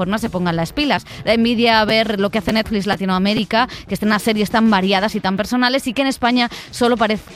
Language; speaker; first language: Spanish; native; Spanish